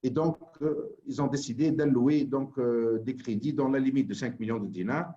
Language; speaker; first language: French; non-native, local second language; Arabic